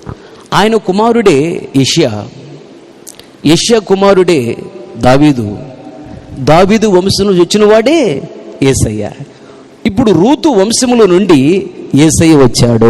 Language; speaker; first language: Telugu; native; Telugu